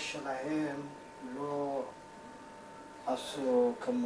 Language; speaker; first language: Hebrew; non-native, learner; Amharic